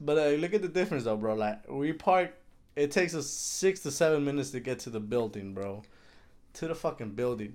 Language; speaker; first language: English; early bilingual, other home language; Spanish